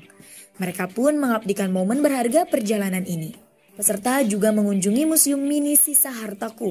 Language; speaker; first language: Indonesian; native; Indonesian